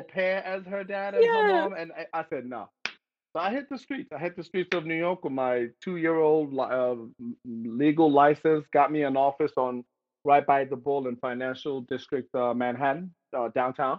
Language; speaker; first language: English; non-native, local second language; Igbo